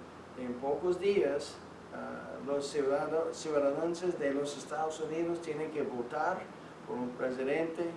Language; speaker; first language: Spanish; non-native, fluent; English